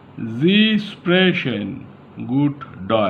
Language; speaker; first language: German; non-native, fluent; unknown